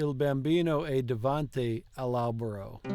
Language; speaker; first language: Italian; non-native, learner; English